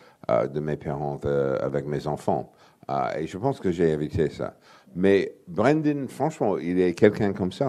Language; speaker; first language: French; non-native, fluent; English